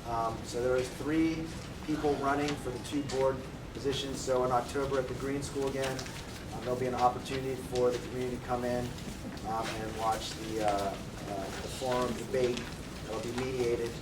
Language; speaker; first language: English; native; English